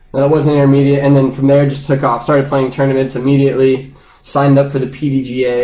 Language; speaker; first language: English; native; English